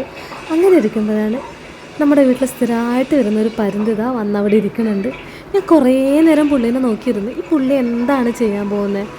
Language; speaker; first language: Malayalam; native; Malayalam